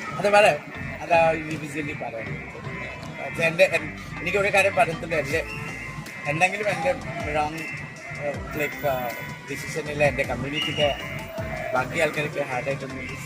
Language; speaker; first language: Malayalam; non-native, fluent; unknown